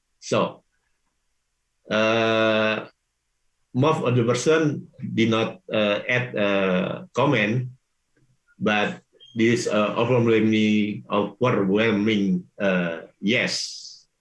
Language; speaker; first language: English; non-native, learner; Indonesian